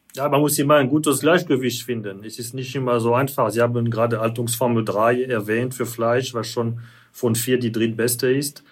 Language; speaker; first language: German; non-native, fluent; French